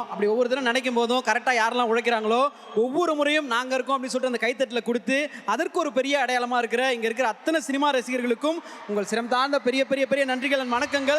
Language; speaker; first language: Tamil; native; Tamil